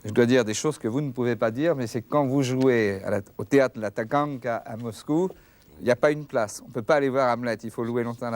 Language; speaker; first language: French; native; French